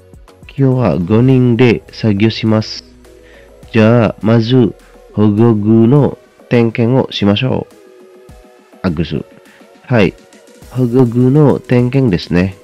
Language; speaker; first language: Japanese; non-native, fluent; Indonesian